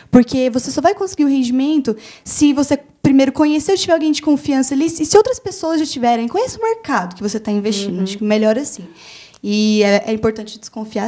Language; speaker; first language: Portuguese; native; Portuguese